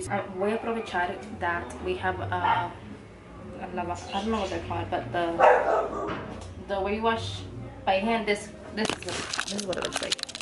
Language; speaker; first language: English; early bilingual, other home language; Spanish